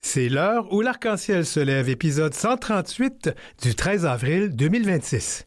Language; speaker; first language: French; native; French